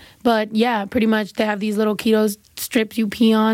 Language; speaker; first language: English; early bilingual, other home language; Spanish